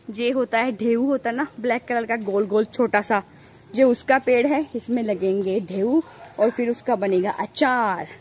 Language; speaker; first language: Hindi; non-native, local second language; Punjabi